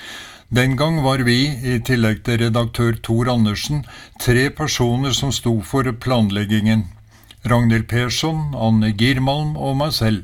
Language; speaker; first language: Norwegian; native; Norwegian